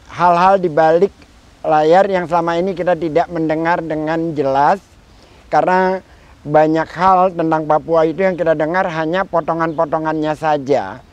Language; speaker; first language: Indonesian; native; Indonesian